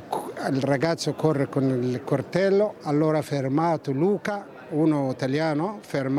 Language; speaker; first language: Italian; non-native, local second language; Bangla